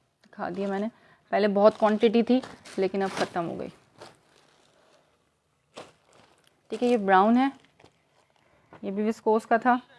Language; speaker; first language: Urdu; native; Urdu